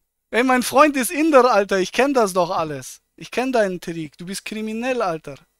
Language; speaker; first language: German; native; German